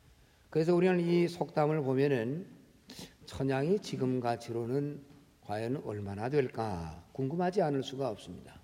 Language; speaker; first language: Korean; native; Korean